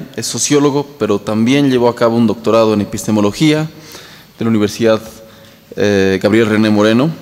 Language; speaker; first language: Spanish; native; Spanish